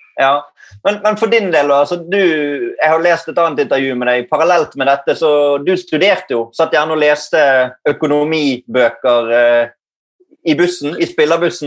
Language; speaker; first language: Norwegian; native; Norwegian